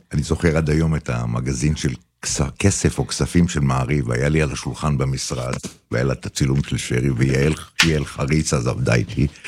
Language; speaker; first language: Hebrew; native; Hebrew